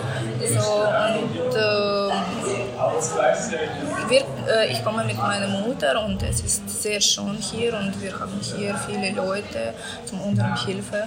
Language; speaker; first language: German; non-native, learner; Ukrainian